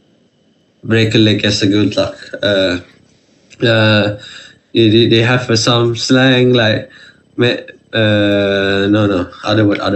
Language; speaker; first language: English; non-native, fluent; Malay